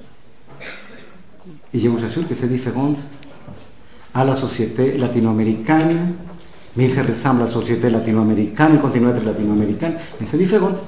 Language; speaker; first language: French; non-native, fluent; Spanish